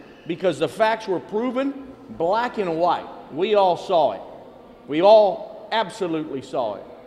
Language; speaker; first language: English; early bilingual, other home language; Spanish